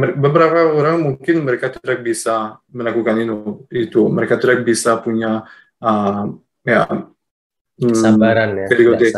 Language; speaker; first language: Indonesian; non-native, fluent; Luxembourgish